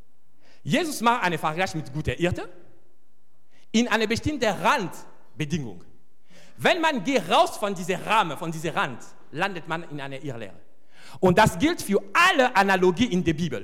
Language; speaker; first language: German; non-native, fluent; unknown